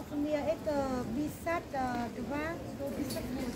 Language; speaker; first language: Russian; non-native, learner; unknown